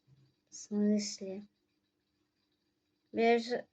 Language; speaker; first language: Russian; native; Russian